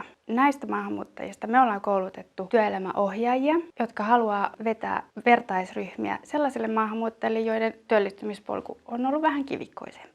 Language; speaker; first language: Finnish; native; Finnish